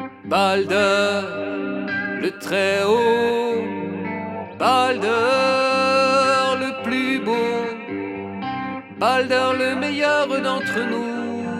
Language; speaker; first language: French; native; French